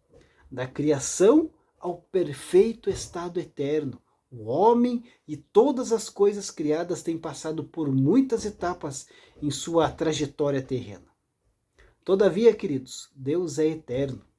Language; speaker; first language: Portuguese; native; Portuguese